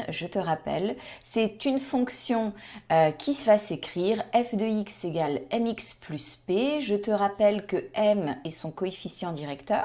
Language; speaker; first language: French; native; French